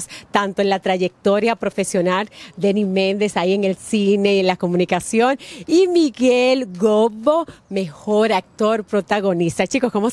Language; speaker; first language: Spanish; native; Spanish